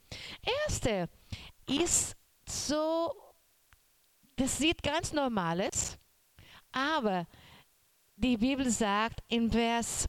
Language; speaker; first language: German; non-native, learner; Portuguese